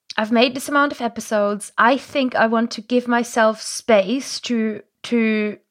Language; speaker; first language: English; non-native, fluent; German